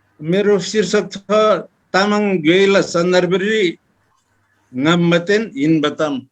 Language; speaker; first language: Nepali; non-native, local second language; Eastern Tamang